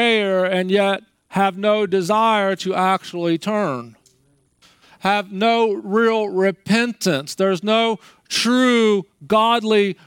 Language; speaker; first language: English; native; English